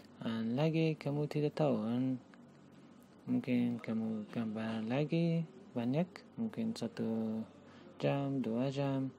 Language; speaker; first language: Indonesian; non-native, learner; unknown